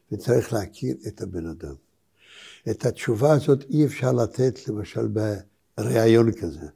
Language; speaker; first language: Hebrew; early bilingual, other home language; Polish